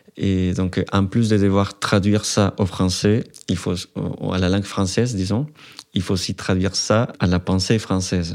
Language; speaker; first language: French; non-native, fluent; Spanish